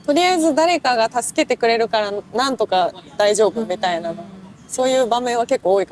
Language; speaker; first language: Japanese; native; Japanese